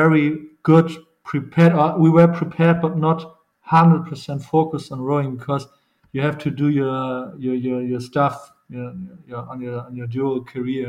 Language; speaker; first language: English; non-native, fluent; German